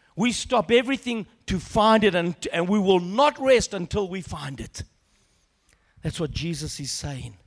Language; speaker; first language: English; native; English